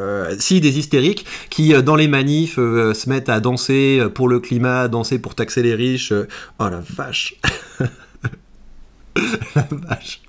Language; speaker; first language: French; native; French